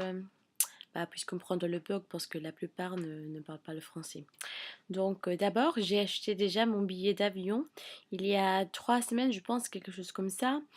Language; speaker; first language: French; non-native, fluent; English